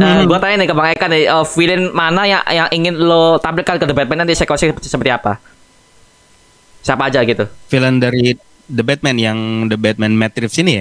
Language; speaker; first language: Indonesian; native; Indonesian